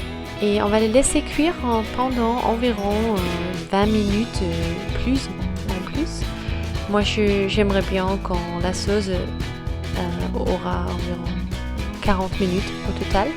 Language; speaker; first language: French; non-native, fluent; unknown